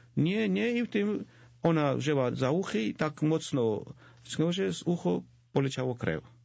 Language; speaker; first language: Polish; non-native, fluent; Georgian